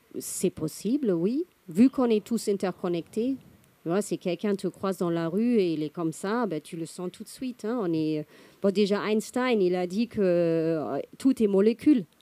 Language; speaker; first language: French; non-native, fluent; German